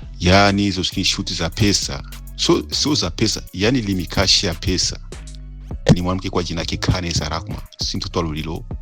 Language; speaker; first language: Swahili; non-native, local second language; Rundi